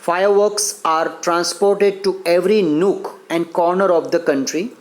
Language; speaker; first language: English; non-native, local second language; Gujarati